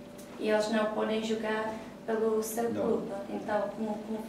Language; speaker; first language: Portuguese; non-native, fluent; Czech